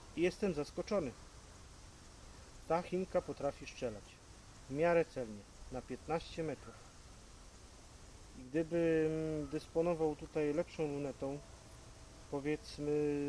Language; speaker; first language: Polish; native; Polish